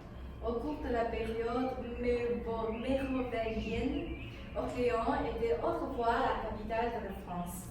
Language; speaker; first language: French; non-native, fluent; Chinese